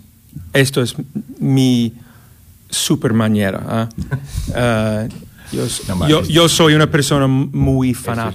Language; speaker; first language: Spanish; non-native, fluent; English